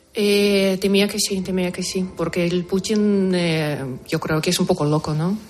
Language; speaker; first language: Spanish; non-native, fluent; Ukrainian